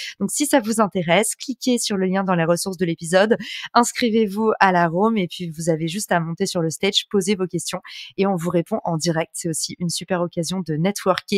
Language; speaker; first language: French; native; French